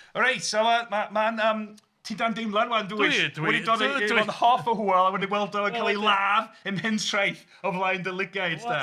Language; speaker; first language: Welsh; native; Welsh